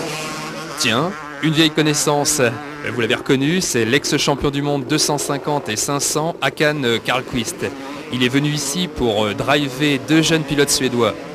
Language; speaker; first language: French; native; French